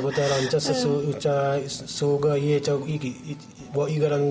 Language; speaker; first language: Chinese; non-native, learner; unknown